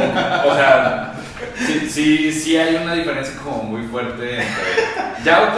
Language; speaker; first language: Spanish; native; Spanish